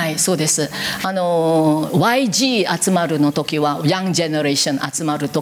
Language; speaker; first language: Japanese; non-native, learner; Korean